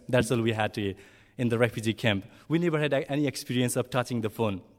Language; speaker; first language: English; non-native, learner; Nepali